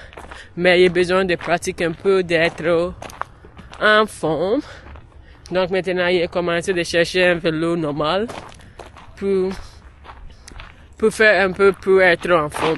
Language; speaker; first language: French; non-native, learner; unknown